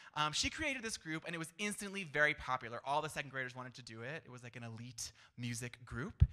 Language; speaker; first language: English; native; English